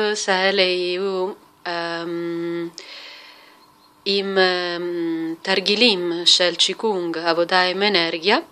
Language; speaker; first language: Hebrew; non-native, fluent; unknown